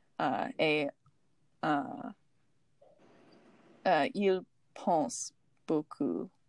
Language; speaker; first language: French; non-native, learner; English